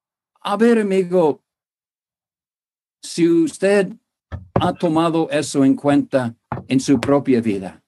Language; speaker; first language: Spanish; non-native, fluent; English